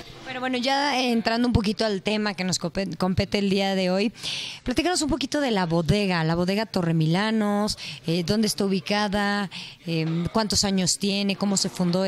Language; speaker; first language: Spanish; native; Spanish